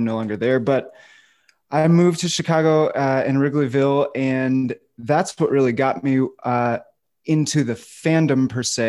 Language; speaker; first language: English; native; English